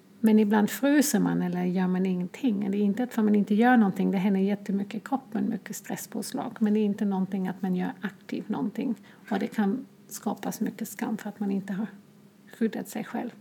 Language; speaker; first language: Swedish; non-native, fluent; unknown